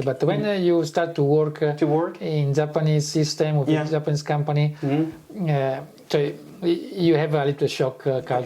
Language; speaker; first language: English; non-native, fluent; Italian